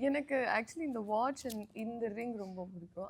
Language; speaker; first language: Tamil; non-native, learner; Telugu